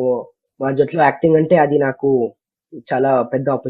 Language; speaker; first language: Telugu; non-native, learner; Kannada